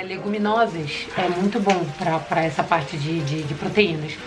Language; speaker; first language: Portuguese; native; Portuguese